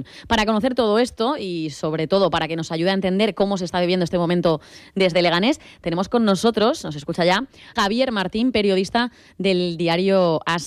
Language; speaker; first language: Spanish; native; Spanish